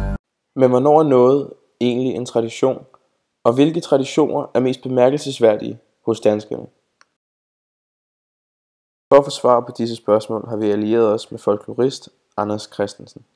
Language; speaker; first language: Danish; native; Danish